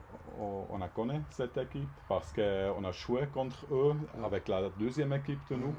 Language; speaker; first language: French; non-native, local second language; German